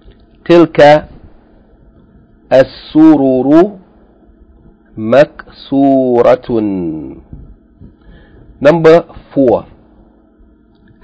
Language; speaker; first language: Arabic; non-native, fluent; English